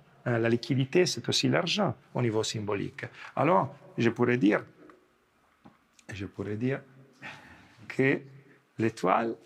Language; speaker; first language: French; non-native, fluent; Italian